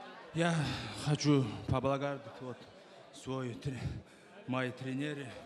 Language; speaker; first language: Russian; non-native, local second language; Kyrgyz